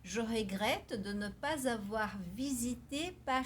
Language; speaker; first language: French; non-native, fluent; Portuguese